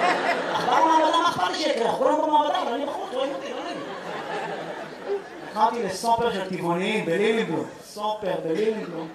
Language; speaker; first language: Hebrew; native; Hebrew